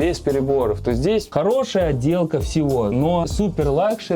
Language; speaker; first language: Russian; native; Russian